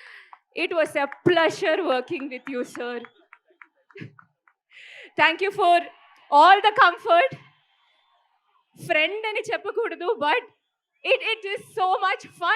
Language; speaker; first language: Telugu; non-native, fluent; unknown